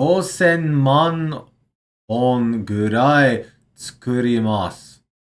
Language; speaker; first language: Japanese; non-native, learner; English